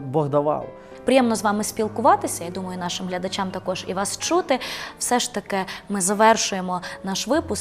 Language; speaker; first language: Ukrainian; native; Ukrainian